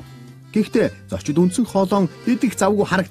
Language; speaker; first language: Mongolian; native; Mongolian